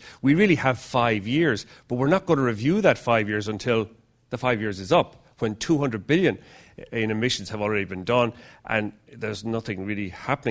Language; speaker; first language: English; native; English